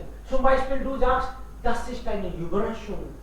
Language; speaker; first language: German; non-native, fluent; Hindi